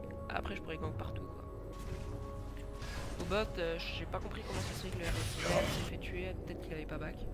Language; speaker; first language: French; native; French